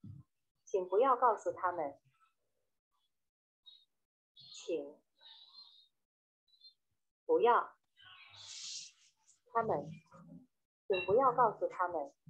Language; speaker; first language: Chinese; non-native, learner; Vietnamese